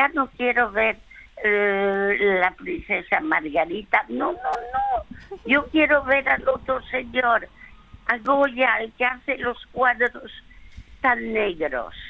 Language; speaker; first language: Spanish; early bilingual, other home language; French